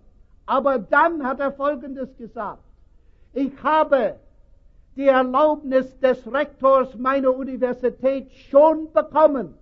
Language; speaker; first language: German; non-native, fluent; English